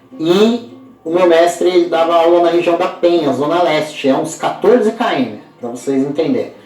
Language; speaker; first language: Portuguese; native; Portuguese